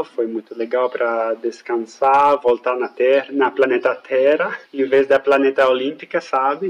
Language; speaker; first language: Portuguese; non-native, fluent; French